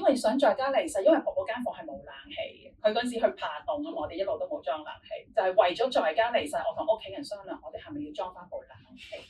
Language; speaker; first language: Cantonese; native; Cantonese